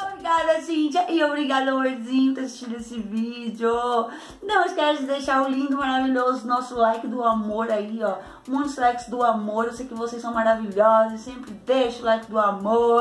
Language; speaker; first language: Portuguese; native; Portuguese